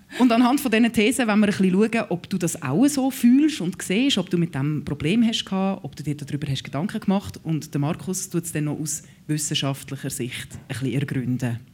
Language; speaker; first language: German; native; German